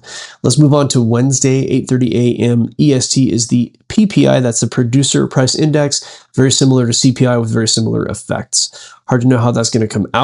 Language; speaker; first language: English; native; English